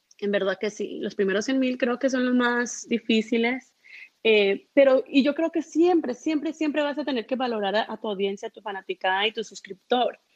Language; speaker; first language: Spanish; early bilingual, heritage; Spanish